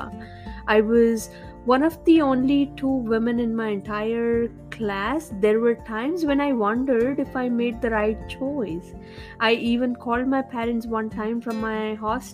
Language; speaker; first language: English; non-native, local second language; Hindi